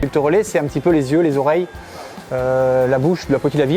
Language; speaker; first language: French; native; French